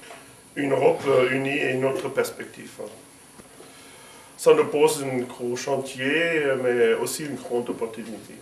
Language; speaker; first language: French; non-native, fluent; German